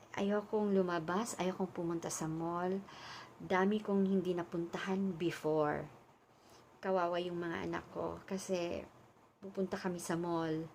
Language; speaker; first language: Filipino; non-native, local second language; Cebuano